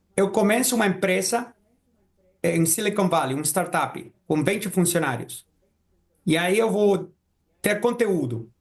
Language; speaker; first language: Portuguese; non-native, fluent; Spanish